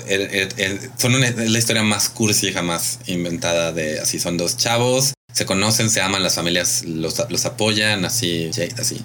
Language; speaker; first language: Spanish; native; Spanish